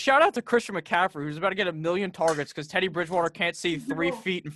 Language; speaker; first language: English; native; English